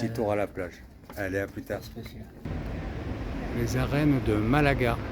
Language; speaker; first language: French; native; French